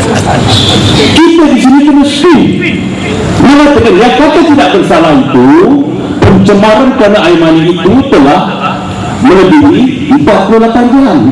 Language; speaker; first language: Malay; native; Malay